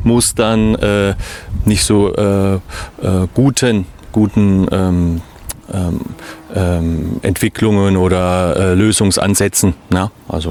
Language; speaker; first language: German; native; German